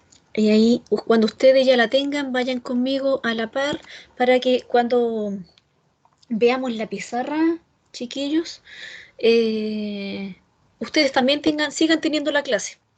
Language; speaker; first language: Spanish; native; Spanish